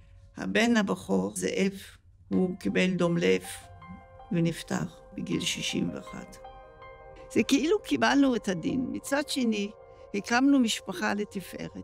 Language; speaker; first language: Hebrew; early bilingual, other home language; Dutch